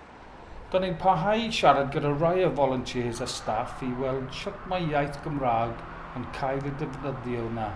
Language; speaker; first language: Welsh; native; Welsh